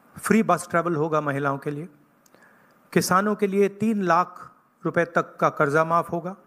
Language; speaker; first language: Hindi; native; Hindi